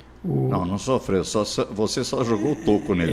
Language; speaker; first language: Portuguese; native; Portuguese